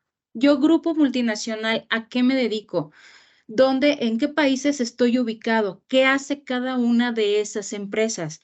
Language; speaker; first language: Spanish; native; Spanish